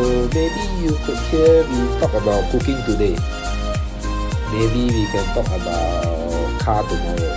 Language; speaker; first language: English; non-native, local second language; Min Nan Chinese